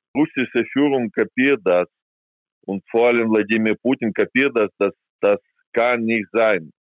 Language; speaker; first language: German; non-native, fluent; Ukrainian